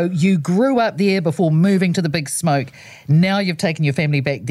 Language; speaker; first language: English; non-native, local second language; Samoan